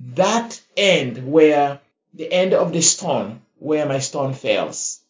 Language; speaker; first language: English; non-native, fluent; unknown